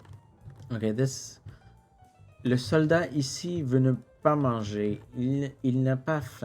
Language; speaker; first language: French; non-native, local second language; English